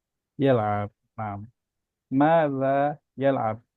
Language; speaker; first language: Arabic; non-native, fluent; Indonesian